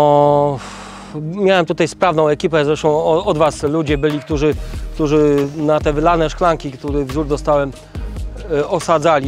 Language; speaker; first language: Polish; native; Polish